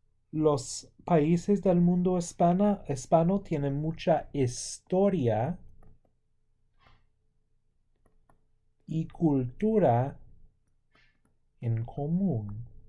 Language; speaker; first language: Spanish; non-native, fluent; English